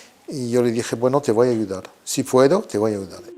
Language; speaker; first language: Spanish; early bilingual, heritage; Spanish